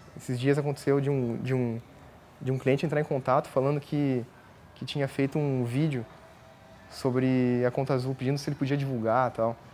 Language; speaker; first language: Portuguese; native; Portuguese